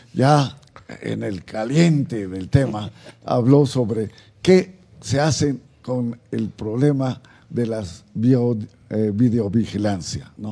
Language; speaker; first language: Spanish; native; Spanish